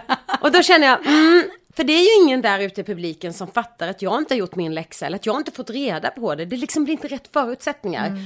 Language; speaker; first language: Swedish; native; Swedish